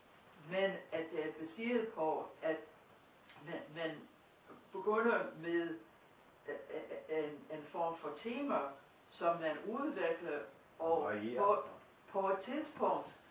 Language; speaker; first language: Danish; non-native, fluent; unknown